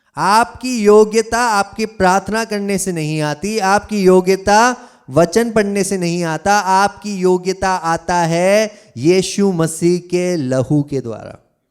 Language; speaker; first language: Hindi; non-native, local second language; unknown